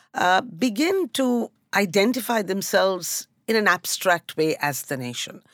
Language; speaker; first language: English; non-native, local second language; Bangla